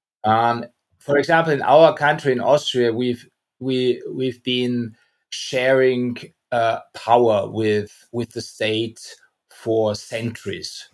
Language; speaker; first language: English; non-native, fluent; German